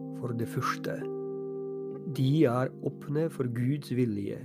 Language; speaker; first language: Norwegian; non-native, fluent; Polish